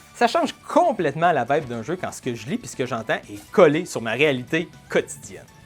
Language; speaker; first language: French; native; French